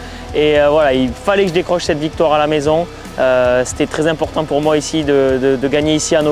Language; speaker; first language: French; native; French